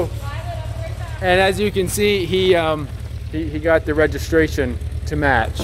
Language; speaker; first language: English; native; English